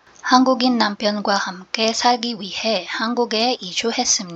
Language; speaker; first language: Korean; non-native, learner; Filipino